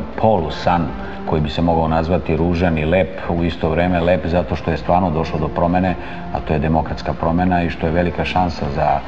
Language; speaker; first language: Serbian; native; Serbian